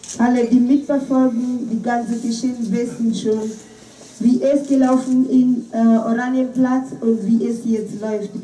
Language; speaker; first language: German; non-native, fluent; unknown